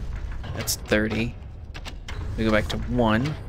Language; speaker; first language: English; native; English